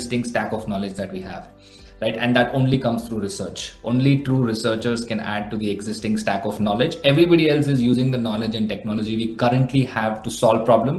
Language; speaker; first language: English; non-native, local second language; Telugu